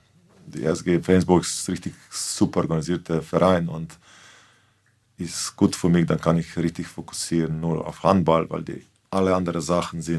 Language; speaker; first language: German; non-native, fluent; Slovenian